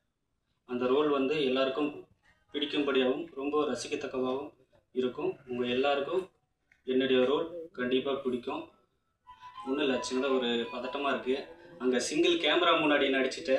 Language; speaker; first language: Tamil; native; Tamil